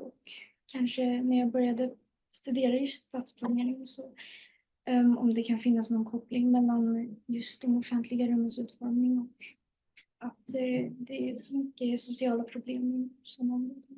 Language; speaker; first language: Swedish; native; Swedish